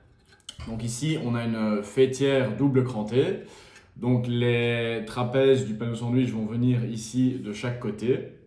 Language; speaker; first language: French; native; French